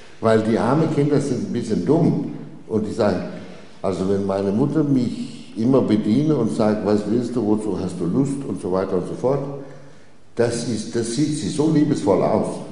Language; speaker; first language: German; non-native, fluent; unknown